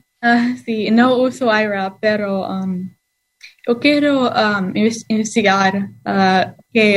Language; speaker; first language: Spanish; non-native, learner; English